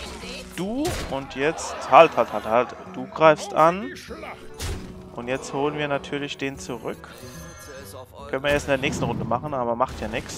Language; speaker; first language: German; native; German